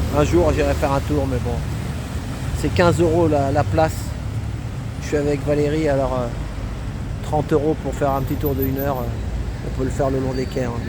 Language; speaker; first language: French; native; French